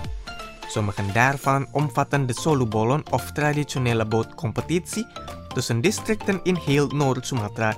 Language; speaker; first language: Dutch; non-native, fluent; Indonesian